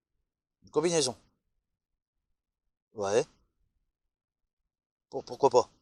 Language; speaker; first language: French; native; French